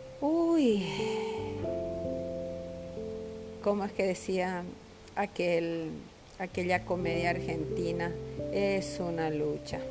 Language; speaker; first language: Spanish; native; Spanish